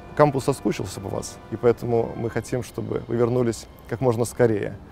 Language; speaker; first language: Russian; native; Russian